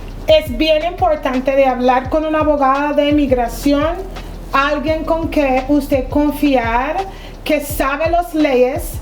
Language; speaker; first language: Spanish; non-native, fluent; English